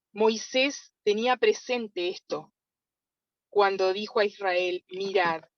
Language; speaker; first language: Spanish; native; Spanish